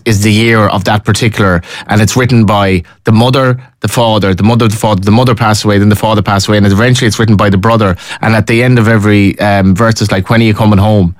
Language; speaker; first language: English; native; English